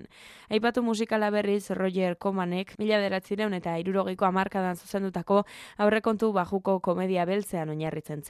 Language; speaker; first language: Basque; native; Basque